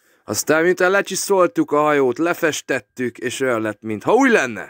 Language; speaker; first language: Hungarian; native; Hungarian